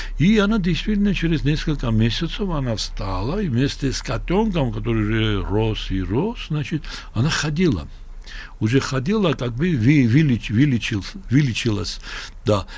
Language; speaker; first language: Russian; non-native, local second language; Georgian